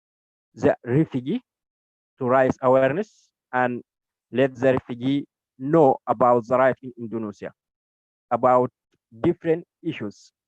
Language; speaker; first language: English; non-native, learner; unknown